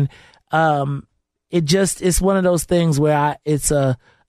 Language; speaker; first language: English; native; English